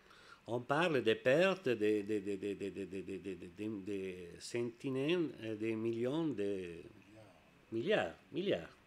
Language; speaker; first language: French; non-native, learner; Italian